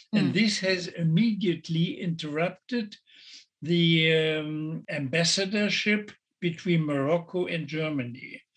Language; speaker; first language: English; non-native, fluent; German